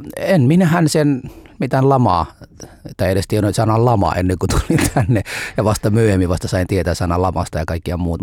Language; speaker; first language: Finnish; non-native, fluent; Somali